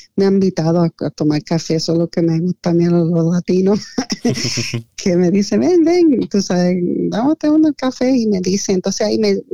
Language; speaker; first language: Spanish; early bilingual, heritage; Spanish